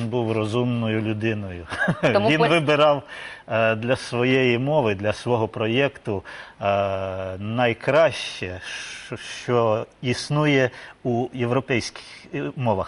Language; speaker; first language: Ukrainian; non-native, local second language; Russian